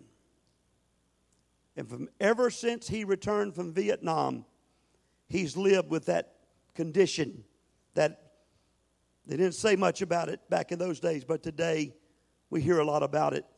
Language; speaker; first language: English; native; English